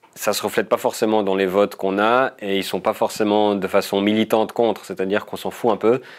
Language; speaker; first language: French; native; French